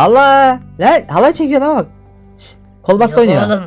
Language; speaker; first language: Turkish; native; Turkish